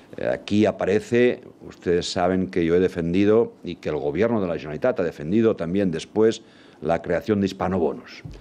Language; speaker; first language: Spanish; non-native, local second language; Catalan